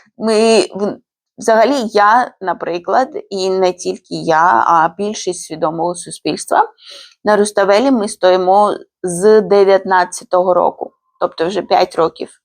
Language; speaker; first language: Ukrainian; non-native, fluent; Georgian